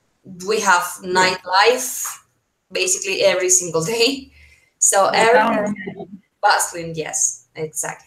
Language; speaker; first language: English; non-native, fluent; Spanish